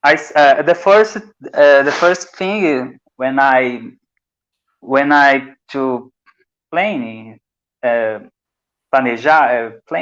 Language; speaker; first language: English; non-native, learner; Portuguese